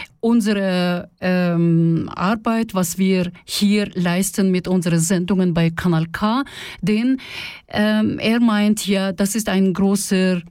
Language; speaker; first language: German; non-native, fluent; Russian